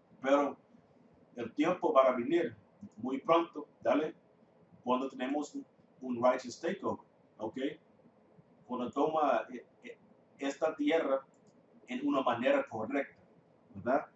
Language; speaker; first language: Spanish; non-native, fluent; English